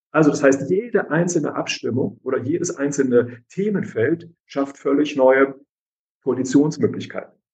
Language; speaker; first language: German; native; German